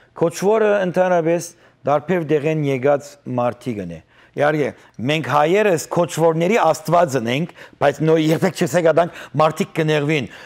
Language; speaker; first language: Armenian; early bilingual, heritage; Armenian